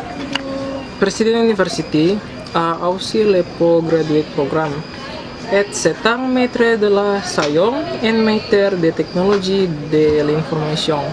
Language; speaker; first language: French; non-native, learner; Indonesian